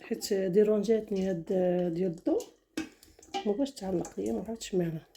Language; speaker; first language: Arabic; native; Arabic